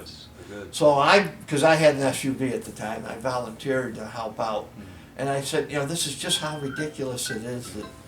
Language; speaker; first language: English; native; English